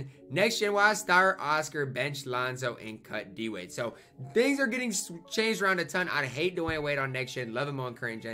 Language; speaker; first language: English; native; English